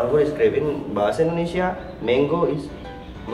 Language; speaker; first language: English; non-native, learner; Indonesian